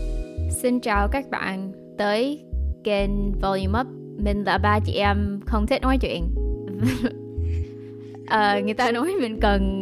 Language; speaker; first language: Vietnamese; early bilingual, heritage; Vietnamese